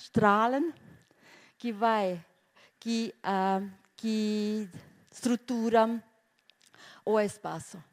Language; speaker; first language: Portuguese; non-native, fluent; German